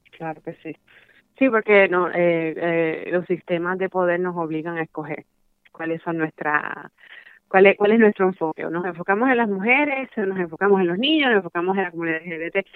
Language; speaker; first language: Spanish; early bilingual, heritage; Spanish